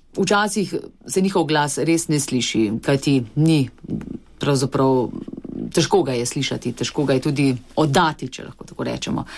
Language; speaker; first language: Slovenian; native; Slovenian